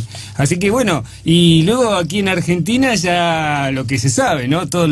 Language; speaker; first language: Spanish; native; Spanish